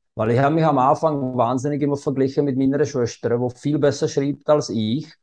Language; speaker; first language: German; non-native, fluent; Czech